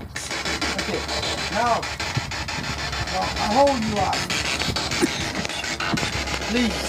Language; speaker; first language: English; non-native, local second language; French